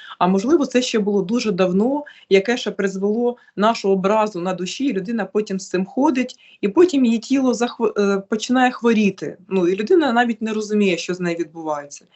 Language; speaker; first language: Ukrainian; native; Ukrainian